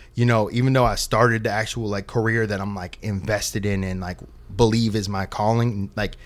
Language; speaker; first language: English; native; English